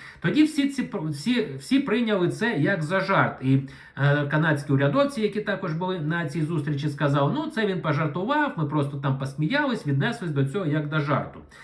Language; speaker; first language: Ukrainian; non-native, local second language; Russian